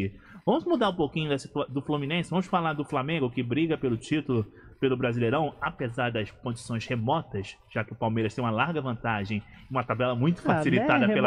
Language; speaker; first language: Portuguese; native; Portuguese